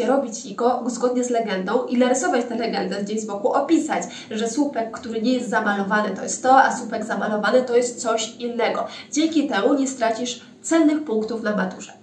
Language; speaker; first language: Polish; native; Polish